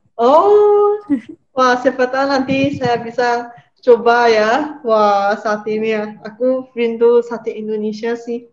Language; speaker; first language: Indonesian; non-native, fluent; Malay